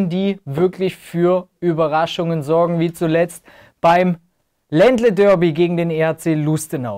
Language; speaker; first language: German; native; German